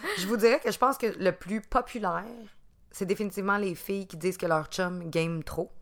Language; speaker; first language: French; native; French